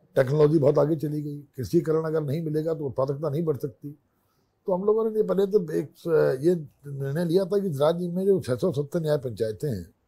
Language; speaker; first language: Hindi; native; Hindi